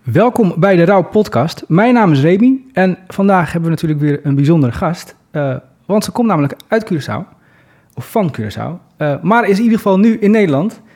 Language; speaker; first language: Dutch; native; Dutch